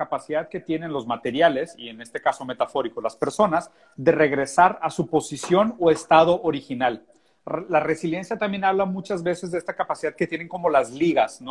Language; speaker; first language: Spanish; native; Spanish